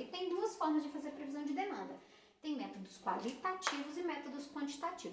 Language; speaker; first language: Portuguese; native; Portuguese